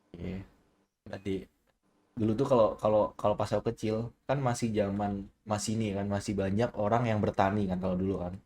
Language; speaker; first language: Indonesian; native; Indonesian